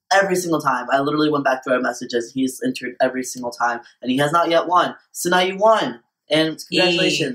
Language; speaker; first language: English; native; English